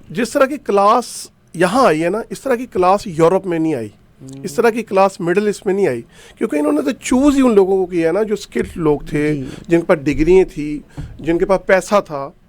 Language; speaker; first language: Urdu; native; Urdu